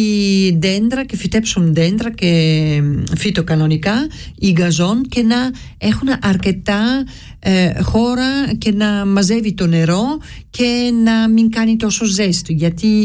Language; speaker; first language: Greek; early bilingual, heritage; Greek